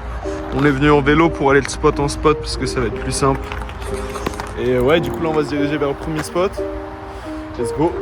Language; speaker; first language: French; native; French